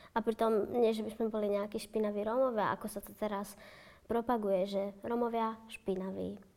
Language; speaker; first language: Slovak; native; Slovak